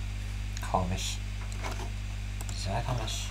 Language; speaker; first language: German; non-native, learner; English